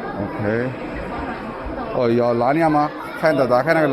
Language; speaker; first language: Chinese; non-native, fluent; Kannada